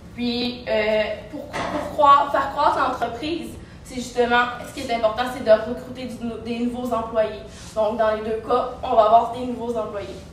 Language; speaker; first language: French; native; French